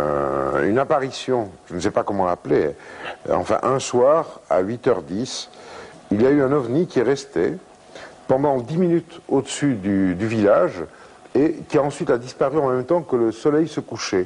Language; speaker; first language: French; native; French